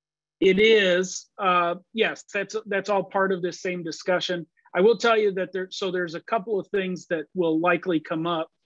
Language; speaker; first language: English; native; English